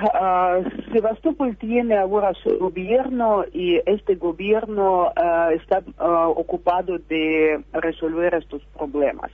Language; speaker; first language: Spanish; non-native, fluent; Russian